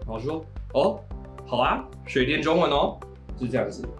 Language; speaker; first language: Chinese; non-native, fluent; English